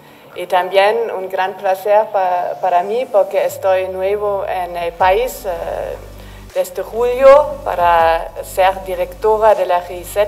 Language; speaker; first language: Spanish; non-native, learner; German